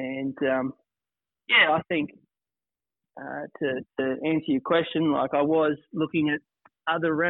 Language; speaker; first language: English; native; English